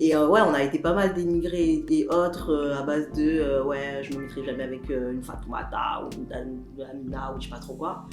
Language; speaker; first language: French; native; French